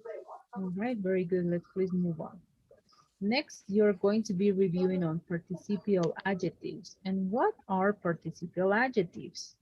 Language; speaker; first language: English; non-native, fluent; Spanish